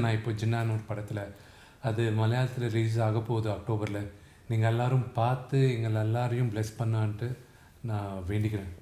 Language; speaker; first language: Tamil; non-native, local second language; Telugu